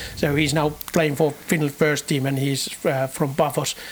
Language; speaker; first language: English; non-native, fluent; Finnish